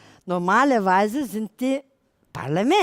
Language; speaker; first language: German; non-native, learner; Turkish